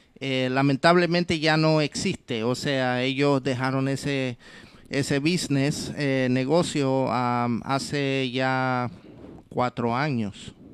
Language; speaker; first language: Spanish; early bilingual, heritage; Spanish